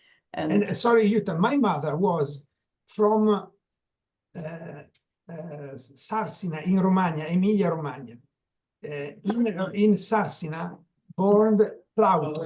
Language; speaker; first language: English; non-native, learner; Italian